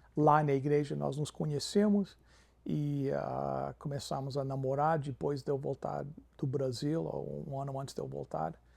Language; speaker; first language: Portuguese; non-native, fluent; English